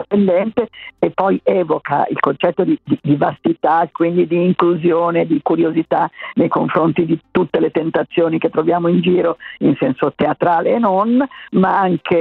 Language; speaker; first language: Italian; native; Italian